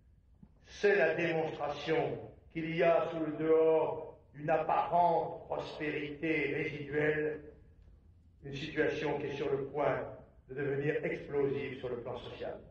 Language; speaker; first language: French; native; French